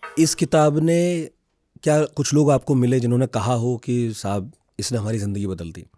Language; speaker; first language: Hindi; native; Hindi